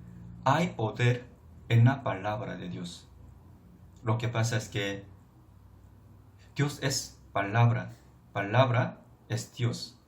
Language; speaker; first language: Spanish; non-native, fluent; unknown